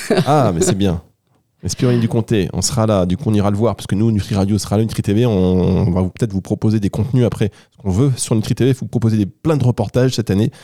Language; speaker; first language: French; native; French